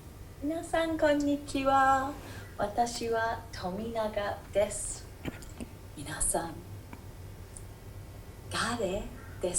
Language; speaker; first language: Japanese; non-native, fluent; English